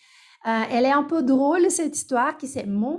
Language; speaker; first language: French; non-native, fluent; Portuguese